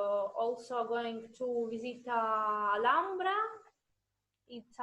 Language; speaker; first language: English; non-native, learner; Russian